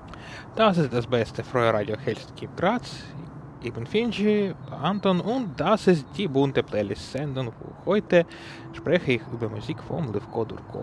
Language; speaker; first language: German; non-native, learner; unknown